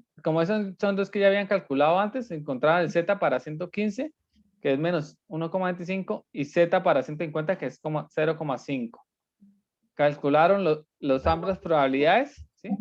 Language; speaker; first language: Spanish; native; Spanish